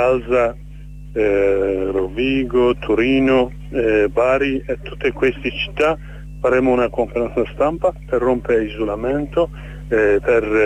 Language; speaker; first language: Italian; non-native, fluent; Kurdish